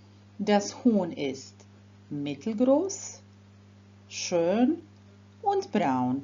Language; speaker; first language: German; non-native, fluent; Croatian